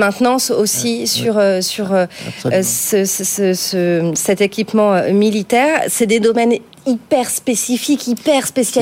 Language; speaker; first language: French; native; French